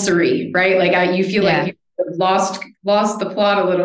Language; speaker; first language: English; native; English